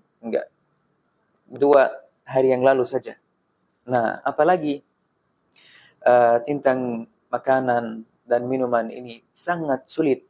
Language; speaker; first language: Indonesian; non-native, fluent; Arabic